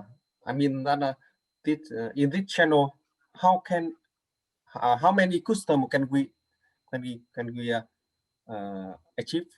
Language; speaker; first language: English; non-native, learner; Vietnamese